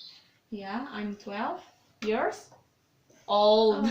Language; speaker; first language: English; non-native, learner; Indonesian